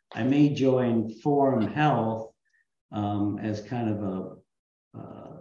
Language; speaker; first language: English; native; English